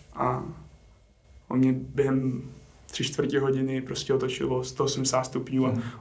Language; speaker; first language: Czech; native; Czech